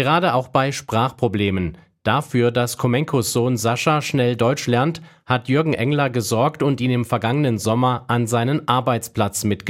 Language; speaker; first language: German; native; German